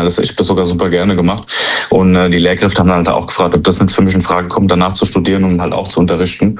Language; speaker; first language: German; native; German